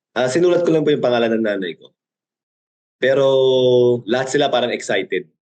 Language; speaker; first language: Filipino; early bilingual, other home language; Korean